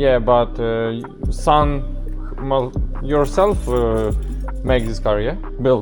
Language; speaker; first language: English; non-native, learner; Ukrainian